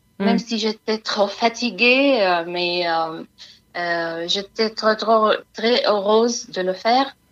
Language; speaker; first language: French; non-native, fluent; Arabic